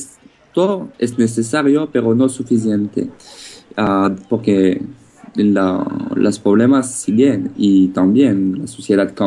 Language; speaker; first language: Spanish; non-native, fluent; French